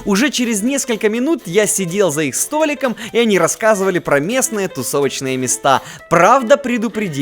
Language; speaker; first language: Russian; native; Russian